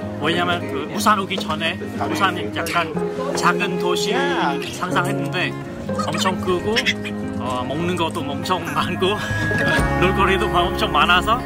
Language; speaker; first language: Korean; non-native, learner; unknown